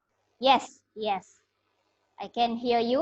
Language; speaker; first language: English; non-native, learner; Indonesian